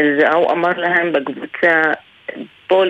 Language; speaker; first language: Hebrew; non-native, local second language; Arabic